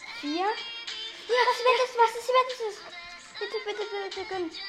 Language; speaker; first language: German; native; German